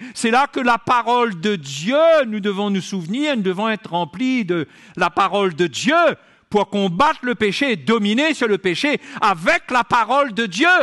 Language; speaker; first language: French; native; French